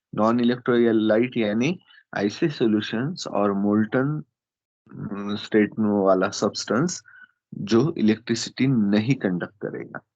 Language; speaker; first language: Hindi; non-native, local second language; Marathi